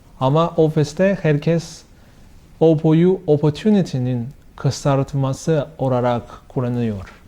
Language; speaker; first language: Turkish; non-native, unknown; Chinese